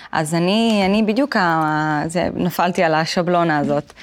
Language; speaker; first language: Hebrew; early bilingual, other home language; Russian